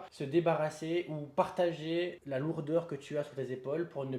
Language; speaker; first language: French; native; French